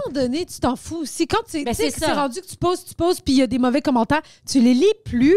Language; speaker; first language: French; native; French